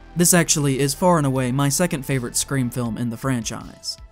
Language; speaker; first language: English; native; English